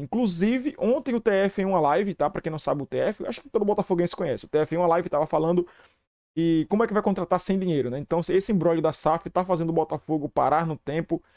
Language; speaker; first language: Portuguese; native; Portuguese